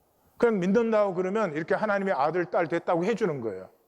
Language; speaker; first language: Korean; native; Korean